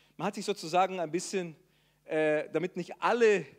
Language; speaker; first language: German; non-native, fluent; Portuguese